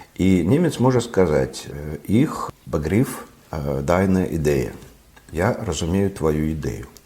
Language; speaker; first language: Belarusian; non-native, local second language; Russian